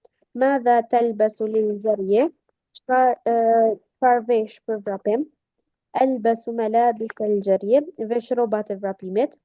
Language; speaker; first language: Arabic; non-native, learner; Albanian